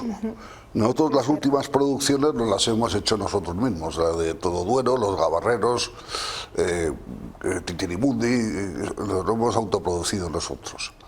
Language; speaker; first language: Spanish; native; Spanish